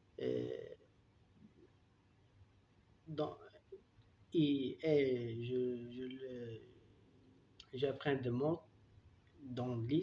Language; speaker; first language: French; non-native, learner; Turkish